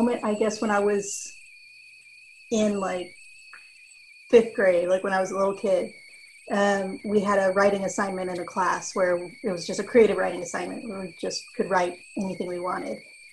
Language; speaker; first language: English; native; English